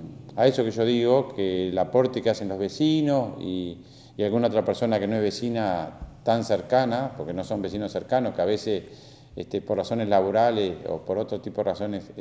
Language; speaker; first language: Spanish; native; Spanish